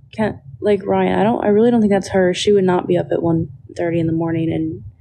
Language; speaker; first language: English; native; English